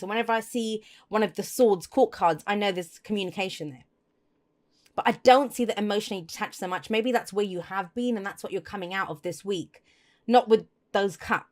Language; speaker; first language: English; native; English